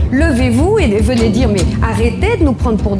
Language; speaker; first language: French; native; French